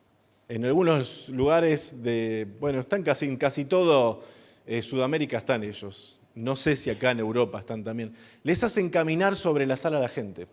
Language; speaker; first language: Spanish; native; Spanish